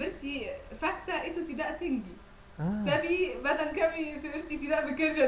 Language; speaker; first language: Indonesian; non-native, learner; Arabic